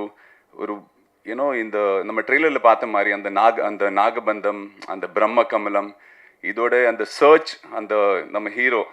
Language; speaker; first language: Tamil; non-native, fluent; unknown